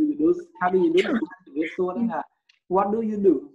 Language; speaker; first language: English; non-native, learner; Khmer